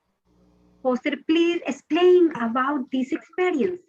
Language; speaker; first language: English; non-native, learner; Spanish